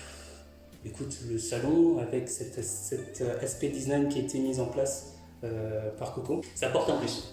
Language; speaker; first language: French; native; French